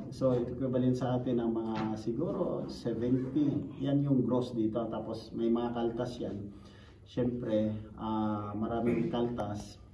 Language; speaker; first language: Filipino; native; Filipino